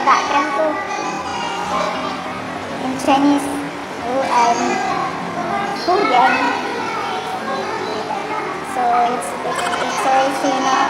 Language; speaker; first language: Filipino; non-native, local second language; Cebuano